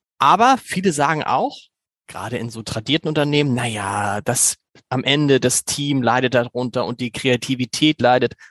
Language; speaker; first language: German; native; German